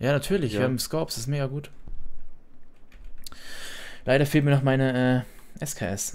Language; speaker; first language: German; native; German